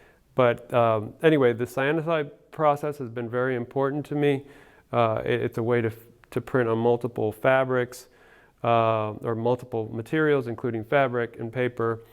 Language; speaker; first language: English; early bilingual, other home language; Spanish